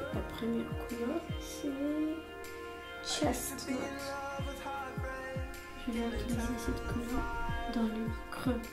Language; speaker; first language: French; non-native, learner; Romanian